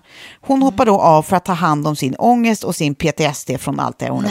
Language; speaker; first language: Swedish; native; Swedish